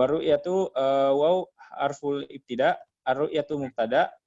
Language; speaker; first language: Arabic; non-native, learner; Indonesian